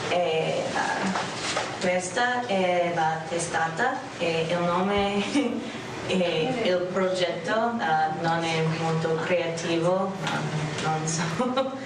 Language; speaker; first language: Italian; non-native, learner; English